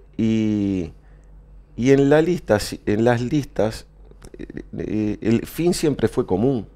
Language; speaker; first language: Spanish; native; Spanish